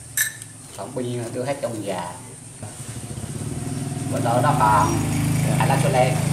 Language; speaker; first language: Vietnamese; non-native, local second language; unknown